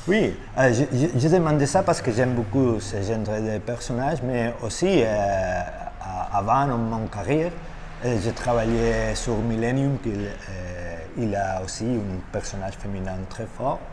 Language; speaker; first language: French; non-native, learner; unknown